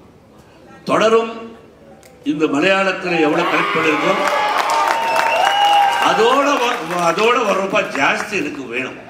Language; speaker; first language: Tamil; non-native, learner; Telugu